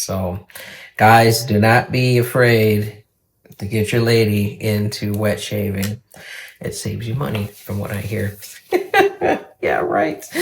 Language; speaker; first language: English; native; English